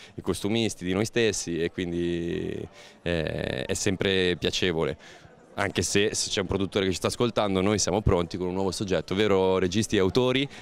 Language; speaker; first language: Italian; native; Italian